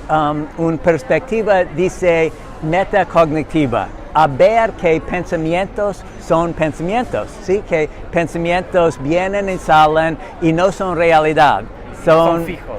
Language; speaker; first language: Spanish; non-native, learner; English